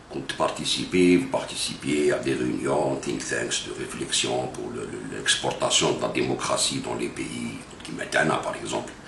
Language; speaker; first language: French; non-native, local second language; Arabic